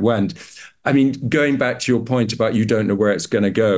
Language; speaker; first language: English; native; English